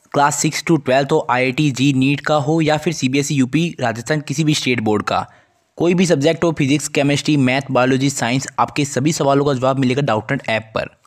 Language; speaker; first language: Hindi; native; Hindi